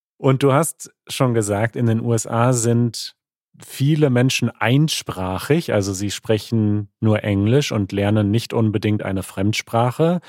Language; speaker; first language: German; native; German